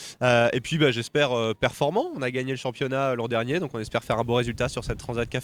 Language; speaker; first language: French; native; French